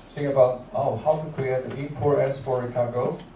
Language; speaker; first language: English; non-native, learner; Chinese